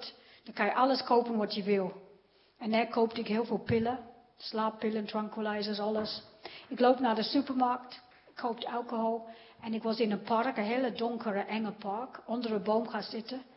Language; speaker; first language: Dutch; non-native, fluent; English